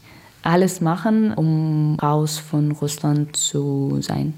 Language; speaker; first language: German; non-native, learner; Russian